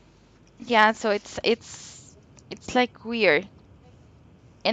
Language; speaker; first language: English; non-native, local second language; Spanish